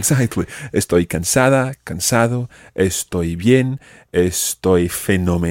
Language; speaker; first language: Spanish; non-native, fluent; English